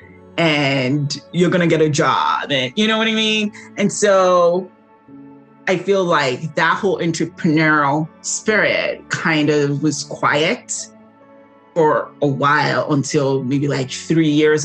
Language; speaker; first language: English; non-native, local second language; Yoruba